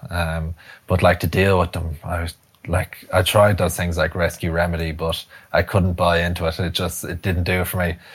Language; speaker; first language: English; native; English